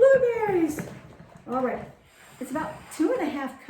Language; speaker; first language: English; native; English